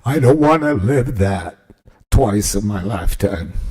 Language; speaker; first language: English; early bilingual, other home language; Spanish